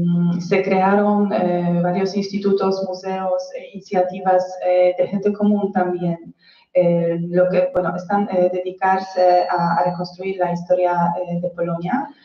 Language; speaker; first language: Spanish; non-native, fluent; Polish